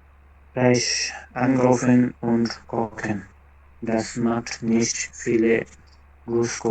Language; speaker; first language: German; non-native, learner; Bangla